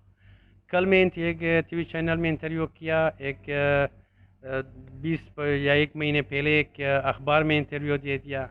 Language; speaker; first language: Hindi; non-native, learner; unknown